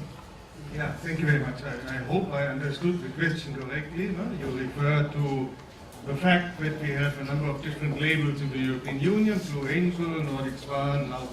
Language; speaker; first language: English; non-native, fluent; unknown